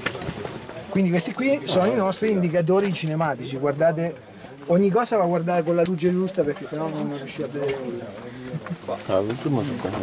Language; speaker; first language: Italian; native; Italian